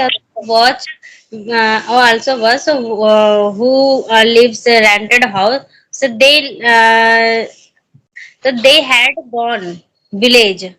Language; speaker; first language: English; non-native, learner; Hindi